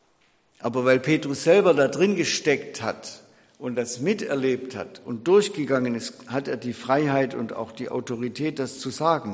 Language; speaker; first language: German; native; German